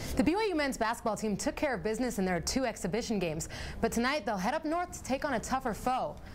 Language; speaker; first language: English; native; English